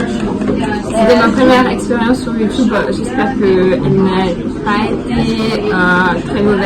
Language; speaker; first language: French; early bilingual, heritage; French